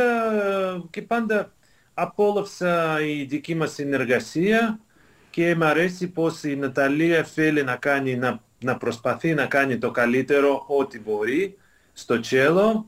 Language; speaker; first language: Greek; non-native, fluent; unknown